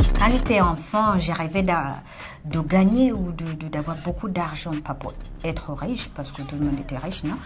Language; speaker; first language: French; non-native, fluent; Ganda